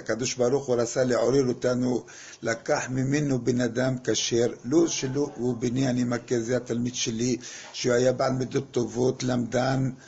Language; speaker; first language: Hebrew; non-native, fluent; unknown